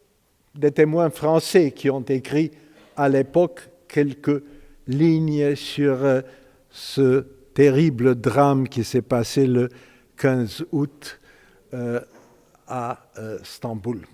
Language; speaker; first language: French; non-native, fluent; Romanian